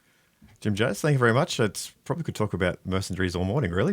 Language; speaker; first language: English; native; English